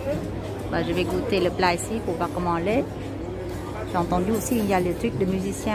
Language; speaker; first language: French; non-native, learner; Vietnamese